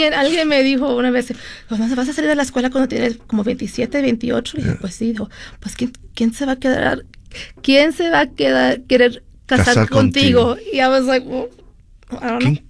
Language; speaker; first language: Spanish; early bilingual, heritage; Spanish